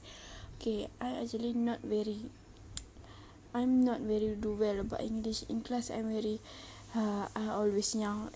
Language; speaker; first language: English; non-native, learner; Malay